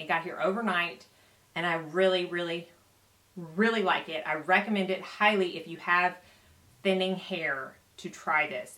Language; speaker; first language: English; native; English